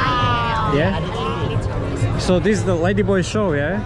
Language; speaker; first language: English; non-native, learner; Slovak